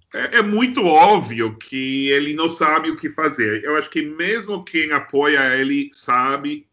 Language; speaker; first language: Portuguese; non-native, fluent; English